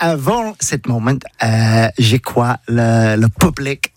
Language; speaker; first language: French; non-native, learner; English